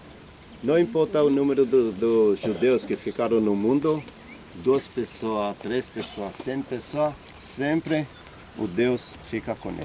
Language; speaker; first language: Portuguese; non-native, learner; Hebrew